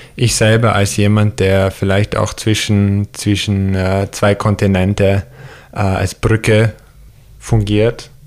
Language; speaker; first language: German; early bilingual, heritage; German